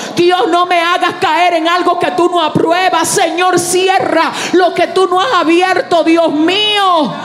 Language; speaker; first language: Spanish; early bilingual, heritage; Spanish